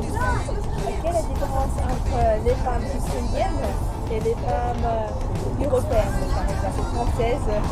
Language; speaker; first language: French; non-native, learner; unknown